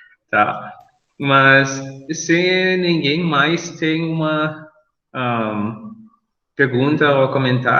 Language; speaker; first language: Portuguese; non-native, learner; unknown